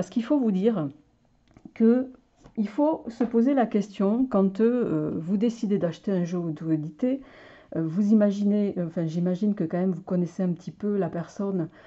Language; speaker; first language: French; native; French